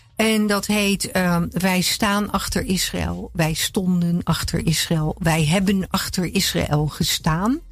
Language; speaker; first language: Dutch; native; Dutch